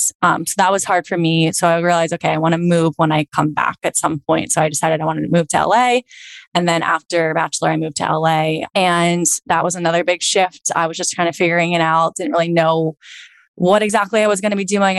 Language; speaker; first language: English; native; English